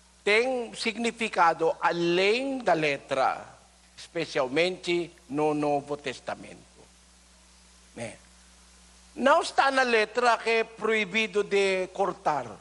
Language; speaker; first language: Portuguese; non-native, learner; Filipino